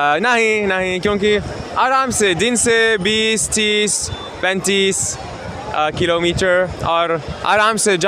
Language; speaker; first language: Hindi; non-native, learner; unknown